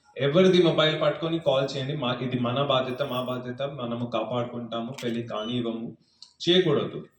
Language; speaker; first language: Telugu; non-native, fluent; Hindi